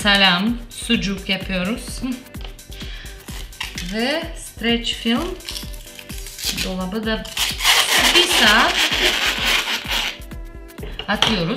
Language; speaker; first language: Turkish; non-native, learner; Russian